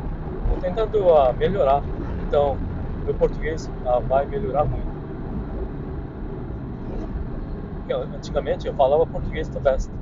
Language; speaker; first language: Portuguese; early bilingual, heritage; Korean